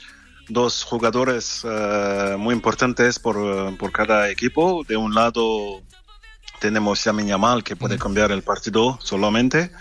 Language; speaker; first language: Spanish; non-native, fluent; French